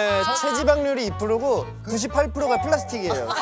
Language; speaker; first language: Korean; native; Korean